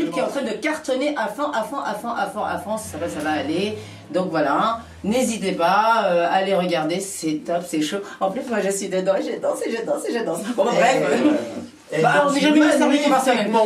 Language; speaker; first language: French; native; French